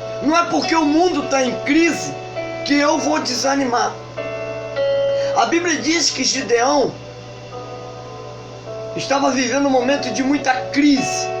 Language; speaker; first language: Portuguese; native; Portuguese